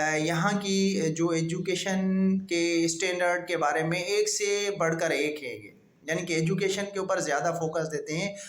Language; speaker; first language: Urdu; non-native, local second language; Sindhi